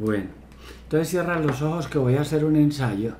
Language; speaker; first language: Spanish; native; Spanish